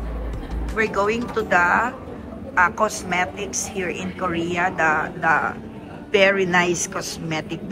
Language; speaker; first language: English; non-native, local second language; Filipino